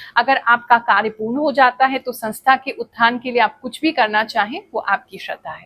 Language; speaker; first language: Hindi; native; Hindi